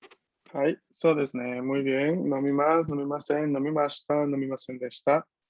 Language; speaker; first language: Japanese; non-native, fluent; Spanish